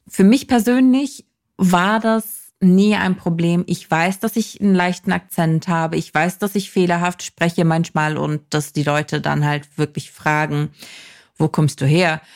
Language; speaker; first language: German; non-native, fluent; Kurdish